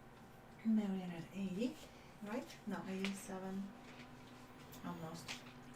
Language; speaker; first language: English; native; English